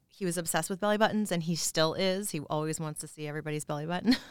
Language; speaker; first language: English; native; English